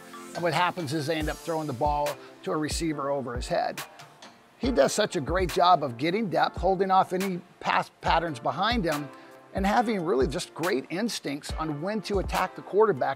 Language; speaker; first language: English; native; English